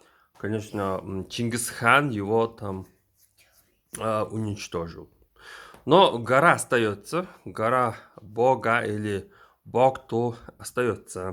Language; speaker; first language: Russian; non-native, fluent; Mongolian